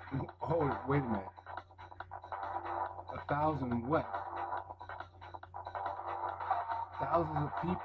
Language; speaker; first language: English; native; English